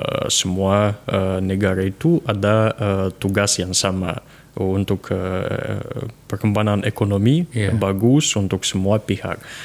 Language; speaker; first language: Indonesian; non-native, fluent; Russian